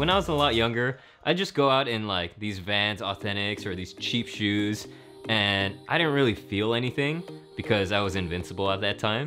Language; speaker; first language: English; native; English